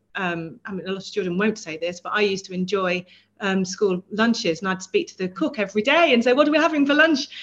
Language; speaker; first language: English; native; English